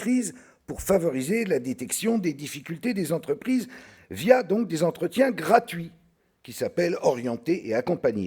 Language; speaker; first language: French; native; French